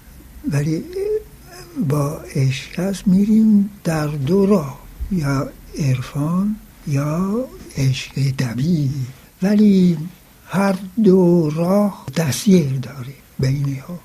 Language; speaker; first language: Persian; non-native, fluent; French